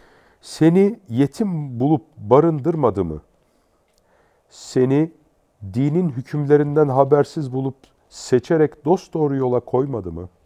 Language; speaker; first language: Turkish; native; Turkish